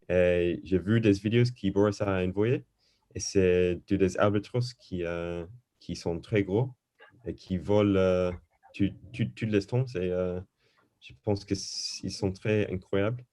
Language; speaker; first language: French; non-native, learner; English